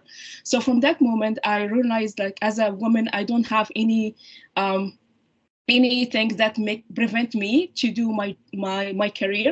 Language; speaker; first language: English; non-native, fluent; Arabic